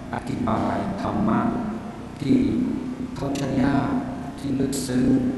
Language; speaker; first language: Thai; non-native, fluent; English